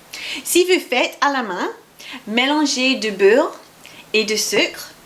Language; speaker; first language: French; non-native, learner; English